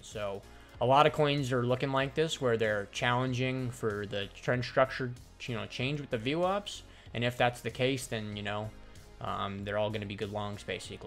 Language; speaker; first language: English; native; English